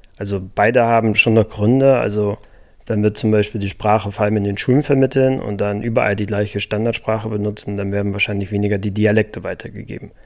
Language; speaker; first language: German; native; German